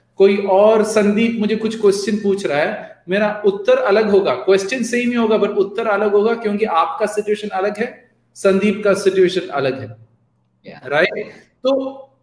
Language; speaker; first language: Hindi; non-native, local second language; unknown